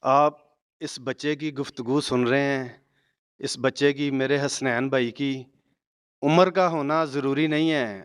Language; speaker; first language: Urdu; non-native, local second language; Punjabi